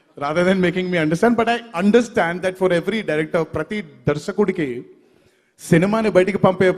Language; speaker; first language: English; non-native, local second language; Telugu